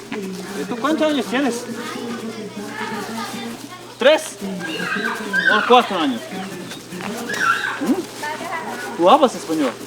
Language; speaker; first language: Spanish; non-native, learner; Serbian